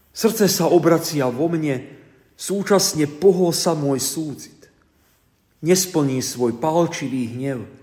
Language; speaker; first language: Slovak; native; Slovak